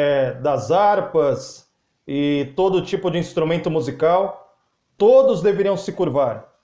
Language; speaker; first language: Portuguese; native; Portuguese